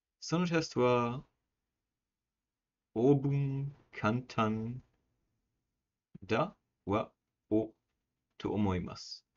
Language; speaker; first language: Japanese; non-native, learner; English